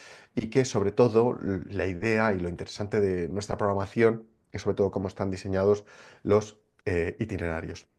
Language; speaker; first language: Spanish; native; Spanish